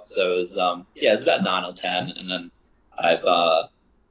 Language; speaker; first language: English; native; English